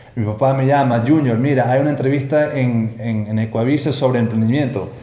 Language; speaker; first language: Spanish; non-native, fluent; English